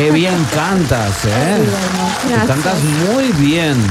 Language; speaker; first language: Spanish; native; Spanish